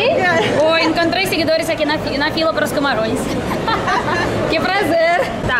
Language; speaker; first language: Portuguese; non-native, fluent; Russian